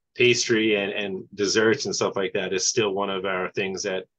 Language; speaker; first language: English; native; English